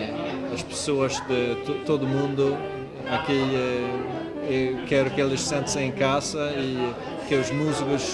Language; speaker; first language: Portuguese; non-native, fluent; Swedish